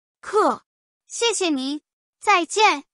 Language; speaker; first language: Chinese; non-native, learner; English